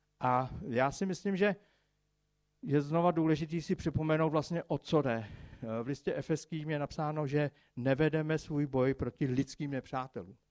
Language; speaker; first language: Czech; native; Czech